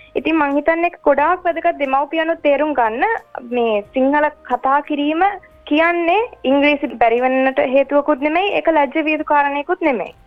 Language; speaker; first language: Sinhala; early bilingual, heritage; Sinhala